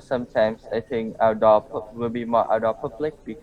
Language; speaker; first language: English; non-native, learner; Vietnamese